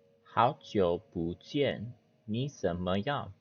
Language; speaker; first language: Chinese; non-native, learner; English